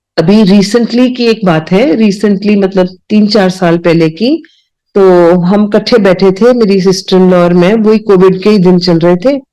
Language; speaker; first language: Hindi; non-native, local second language; Punjabi